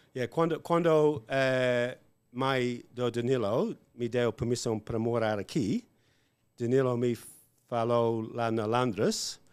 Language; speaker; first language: Portuguese; non-native, learner; English